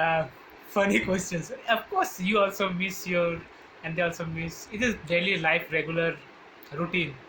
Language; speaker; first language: English; non-native, learner; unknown